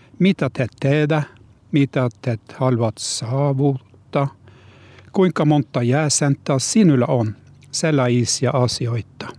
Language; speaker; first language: Finnish; non-native, learner; Norwegian